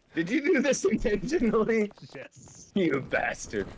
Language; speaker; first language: English; native; English